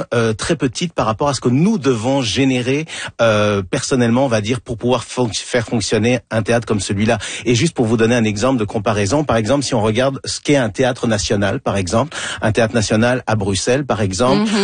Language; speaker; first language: French; native; French